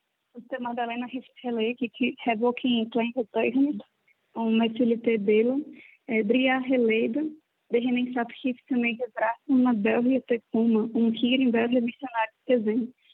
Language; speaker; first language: Dutch; non-native, learner; Portuguese